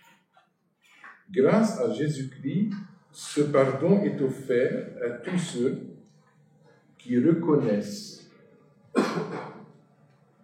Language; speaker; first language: French; non-native, fluent; Arabic